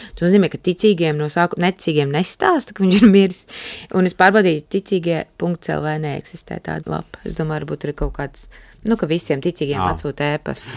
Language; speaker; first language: Latvian; native; Latvian